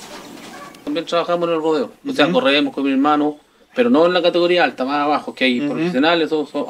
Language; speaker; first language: Spanish; native; Spanish